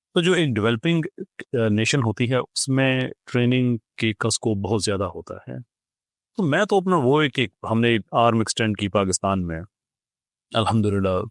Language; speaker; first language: Urdu; non-native, local second language; Punjabi